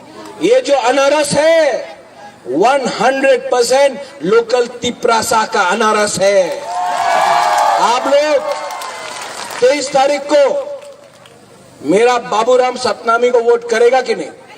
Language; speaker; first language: Hindi; non-native, local second language; Kok Borok